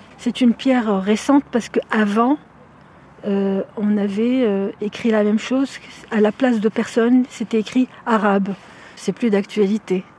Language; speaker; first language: French; non-native, local second language; Arabic